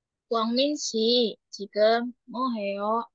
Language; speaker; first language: Korean; non-native, learner; Indonesian